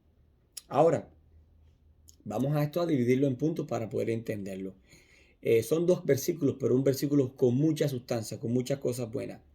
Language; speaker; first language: Spanish; native; Spanish